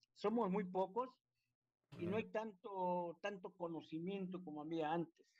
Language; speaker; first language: Spanish; native; Spanish